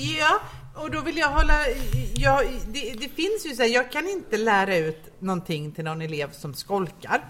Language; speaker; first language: Swedish; native; Swedish